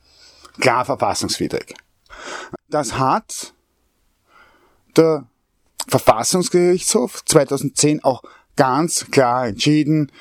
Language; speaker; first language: German; native; German